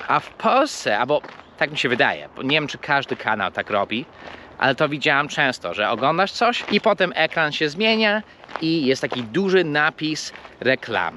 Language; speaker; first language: Polish; non-native, fluent; English